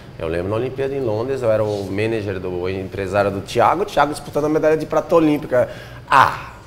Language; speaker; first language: Portuguese; native; Portuguese